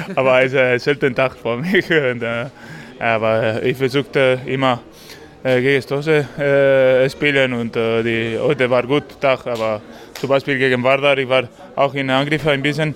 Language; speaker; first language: German; non-native, learner; Spanish